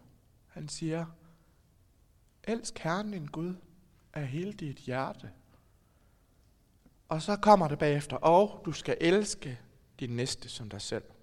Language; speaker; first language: Danish; native; Danish